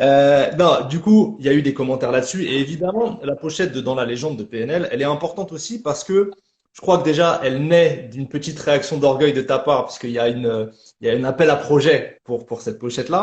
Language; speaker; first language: French; native; French